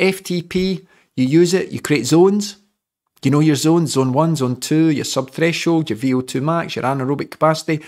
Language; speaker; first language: English; native; English